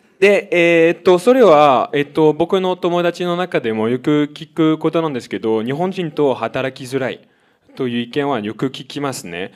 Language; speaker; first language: Japanese; non-native, fluent; French